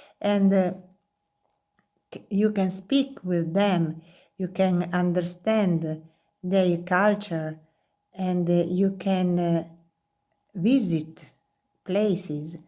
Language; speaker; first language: English; non-native, learner; Italian